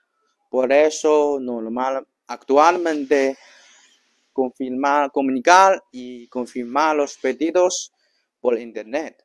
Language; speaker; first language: Spanish; non-native, learner; Chinese